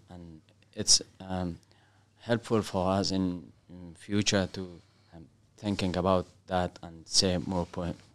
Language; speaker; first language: English; non-native, learner; Persian